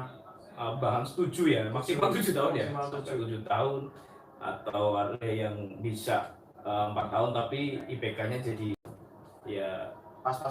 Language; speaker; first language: Indonesian; native; Indonesian